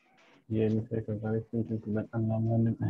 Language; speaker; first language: Turkish; non-native, learner; French